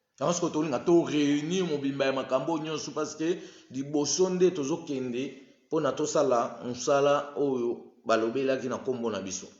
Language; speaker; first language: Lingala; non-native, local second language; Kongo